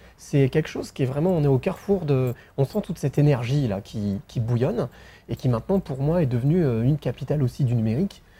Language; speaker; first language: French; native; French